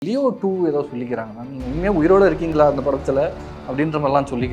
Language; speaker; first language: Tamil; native; Tamil